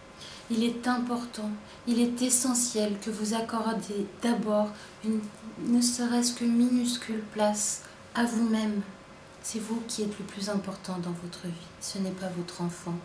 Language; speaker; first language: French; native; French